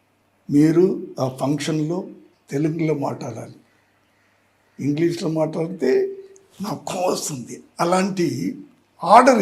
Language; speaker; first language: Telugu; non-native, learner; Tamil